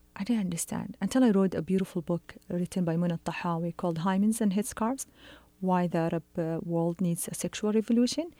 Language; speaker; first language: English; non-native, fluent; Arabic